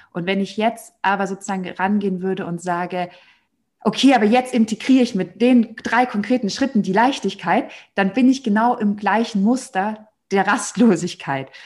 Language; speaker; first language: German; native; German